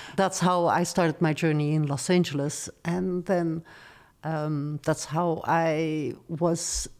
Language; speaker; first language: English; non-native, fluent; Dutch